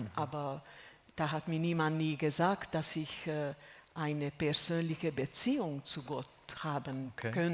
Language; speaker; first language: German; non-native, fluent; Hungarian